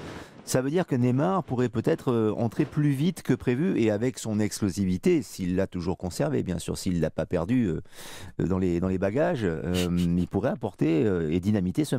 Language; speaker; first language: French; native; French